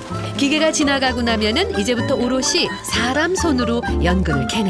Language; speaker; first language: Korean; native; Korean